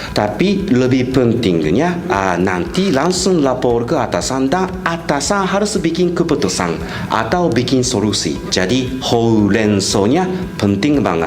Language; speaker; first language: Indonesian; non-native, fluent; Japanese